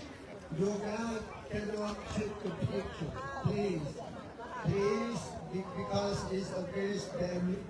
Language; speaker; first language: English; non-native, learner; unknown